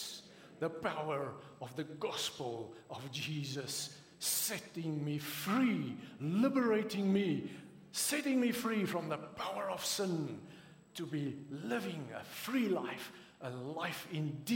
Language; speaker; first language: English; non-native, local second language; Afrikaans